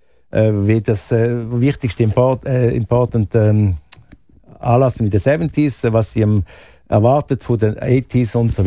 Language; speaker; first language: German; native; German